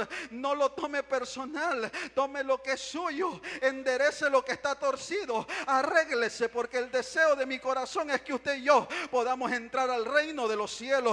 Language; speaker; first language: Spanish; native; Spanish